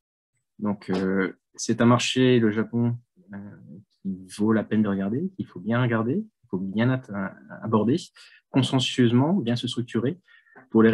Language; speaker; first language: French; native; French